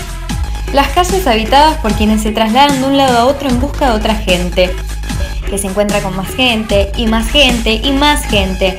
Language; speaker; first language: Spanish; native; Spanish